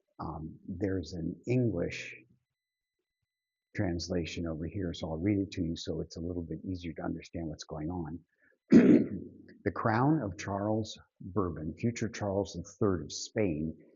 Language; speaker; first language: English; native; English